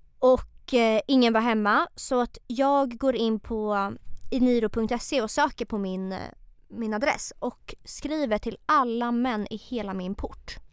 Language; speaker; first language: Swedish; native; Swedish